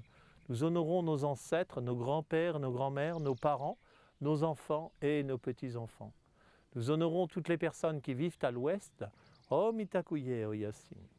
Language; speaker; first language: French; native; French